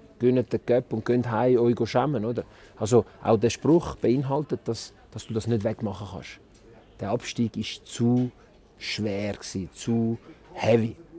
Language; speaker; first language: German; early bilingual, other home language; Italian